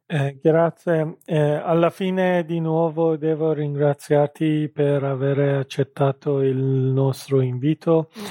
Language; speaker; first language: Italian; non-native, fluent; Persian